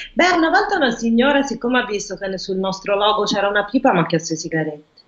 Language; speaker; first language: Italian; native; Italian